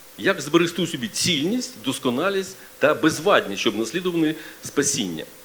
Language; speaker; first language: Ukrainian; non-native, local second language; Russian